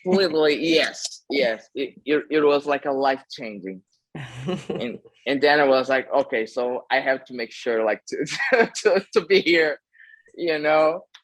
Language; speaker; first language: English; non-native, fluent; Portuguese